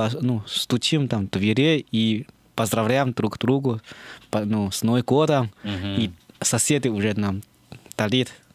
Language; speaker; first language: Russian; non-native, learner; Chinese